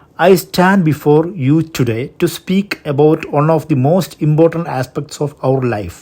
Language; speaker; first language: English; non-native, local second language; Malayalam